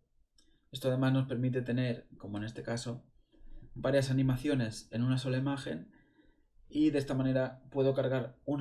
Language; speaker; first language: Spanish; native; Spanish